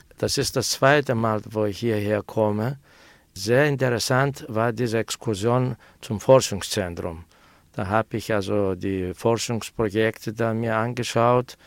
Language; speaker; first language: German; non-native, fluent; Greek